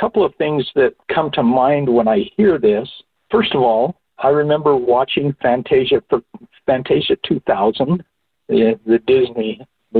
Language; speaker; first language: English; non-native, local second language; German